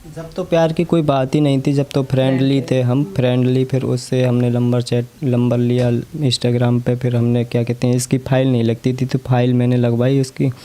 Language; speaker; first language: Hindi; native; Hindi